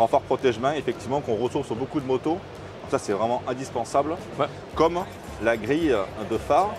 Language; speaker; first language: French; native; French